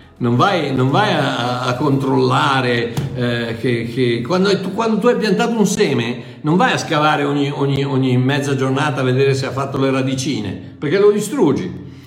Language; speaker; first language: Italian; non-native, fluent; English